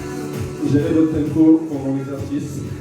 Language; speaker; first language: French; native; French